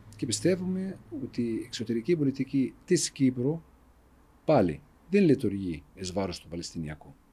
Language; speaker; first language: Greek; non-native, fluent; Arabic